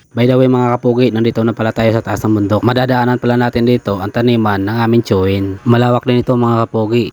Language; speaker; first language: Filipino; non-native, local second language; Bikol